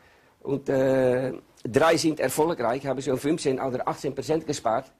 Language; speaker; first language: German; non-native, learner; Dutch